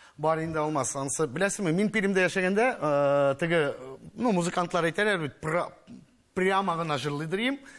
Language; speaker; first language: Tatar; non-native, local second language; Russian